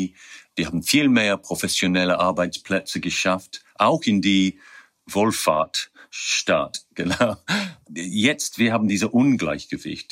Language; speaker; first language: German; non-native, fluent; English